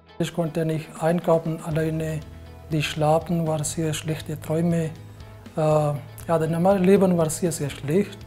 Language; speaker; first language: German; non-native, learner; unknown